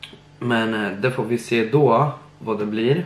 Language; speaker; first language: Swedish; early bilingual, other home language; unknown